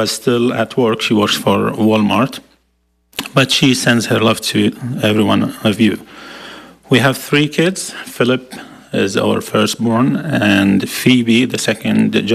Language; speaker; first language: English; non-native, fluent; Aramaic